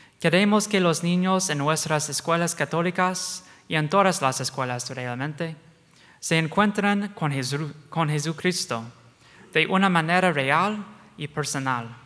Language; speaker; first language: Spanish; non-native, fluent; English